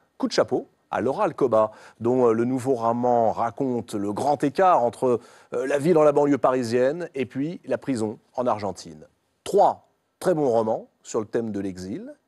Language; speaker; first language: French; native; French